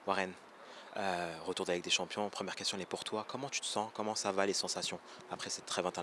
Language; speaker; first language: French; native; French